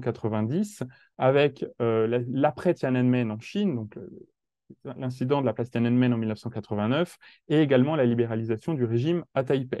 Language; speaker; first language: French; native; French